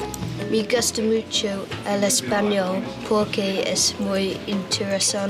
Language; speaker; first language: Spanish; non-native, learner; English